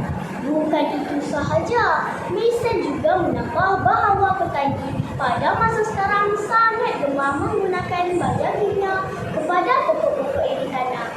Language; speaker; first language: Malay; native; Malay